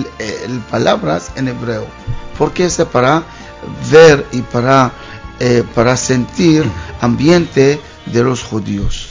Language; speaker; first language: Spanish; non-native, learner; Hebrew